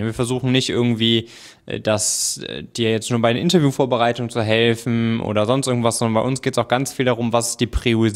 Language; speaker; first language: German; native; German